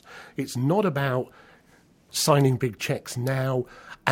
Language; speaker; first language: English; native; English